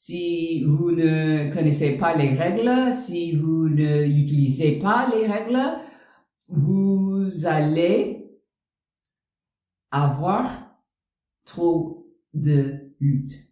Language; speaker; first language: French; non-native, learner; English